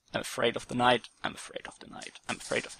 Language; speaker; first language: English; non-native, fluent; German